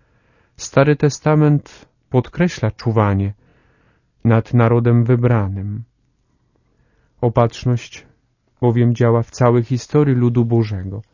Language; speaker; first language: Polish; native; Polish